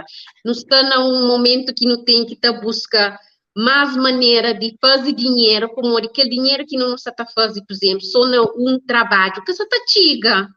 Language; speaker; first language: Portuguese; non-native, learner; Kabuverdianu